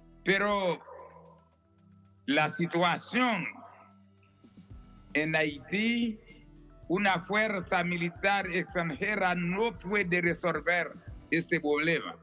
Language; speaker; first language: Spanish; non-native, fluent; Haitian Creole